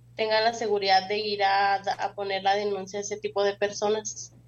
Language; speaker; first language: Spanish; native; Spanish